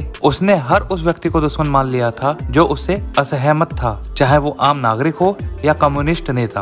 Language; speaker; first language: Hindi; native; Hindi